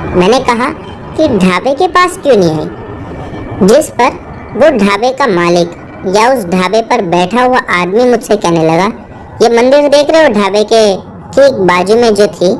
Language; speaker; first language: Hindi; native; Hindi